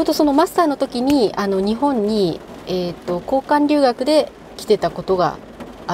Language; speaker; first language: Japanese; native; Japanese